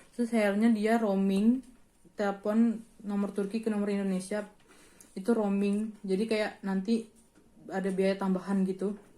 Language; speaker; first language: Indonesian; native; Indonesian